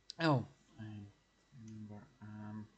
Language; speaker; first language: English; non-native, learner; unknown